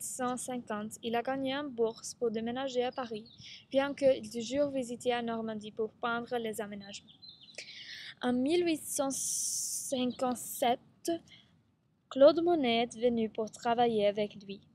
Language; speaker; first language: French; non-native, learner; English